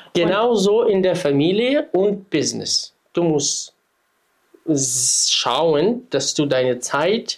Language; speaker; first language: German; non-native, fluent; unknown